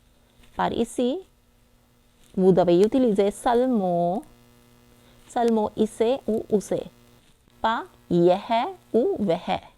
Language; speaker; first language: French; non-native, fluent; Hindi